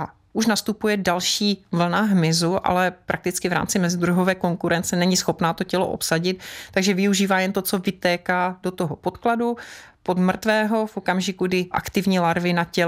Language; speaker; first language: Czech; native; Czech